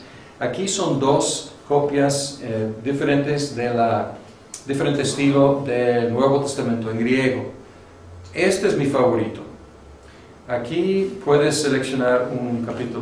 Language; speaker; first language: Spanish; non-native, fluent; English